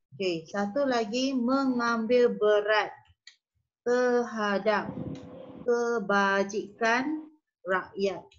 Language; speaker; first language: Malay; native; Malay